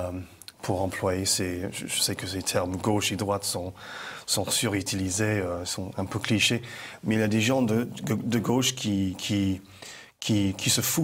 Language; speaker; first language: French; non-native, fluent; English